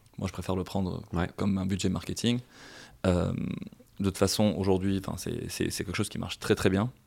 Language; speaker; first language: French; non-native, local second language; Arabic